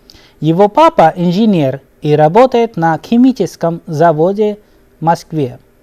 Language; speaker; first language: Russian; non-native, fluent; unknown